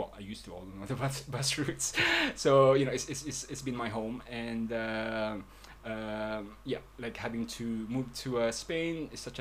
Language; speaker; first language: English; native; English